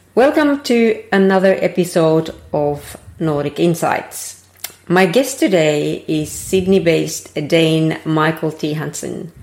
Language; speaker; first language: English; non-native, fluent; Danish